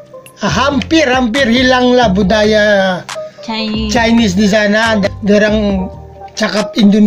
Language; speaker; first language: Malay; non-native, learner; Filipino